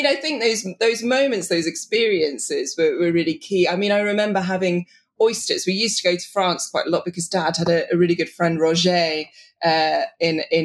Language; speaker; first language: English; native; English